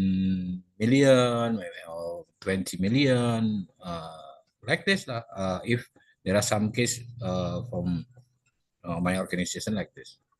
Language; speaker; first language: English; non-native, learner; Indonesian